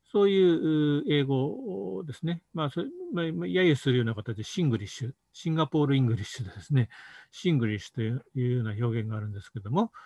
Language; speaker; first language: Japanese; native; Japanese